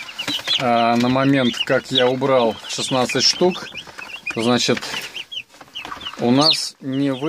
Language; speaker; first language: Russian; native; Russian